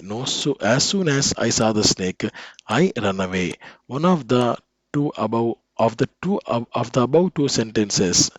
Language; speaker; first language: English; non-native, local second language; Telugu